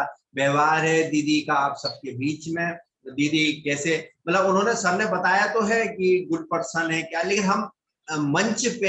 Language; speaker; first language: Hindi; native; Hindi